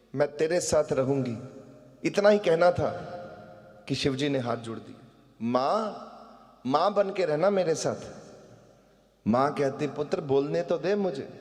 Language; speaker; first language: Hindi; non-native, local second language; Punjabi